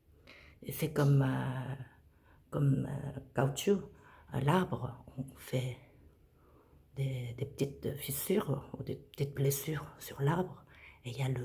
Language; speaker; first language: French; non-native, fluent; Korean